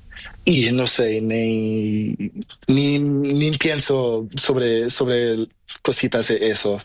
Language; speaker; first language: Spanish; non-native, learner; Portuguese